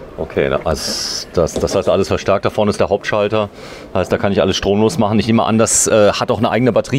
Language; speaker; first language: German; native; German